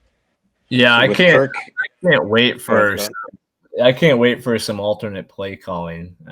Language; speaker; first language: English; native; English